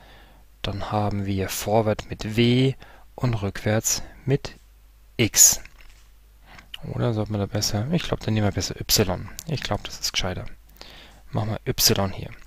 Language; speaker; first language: German; native; German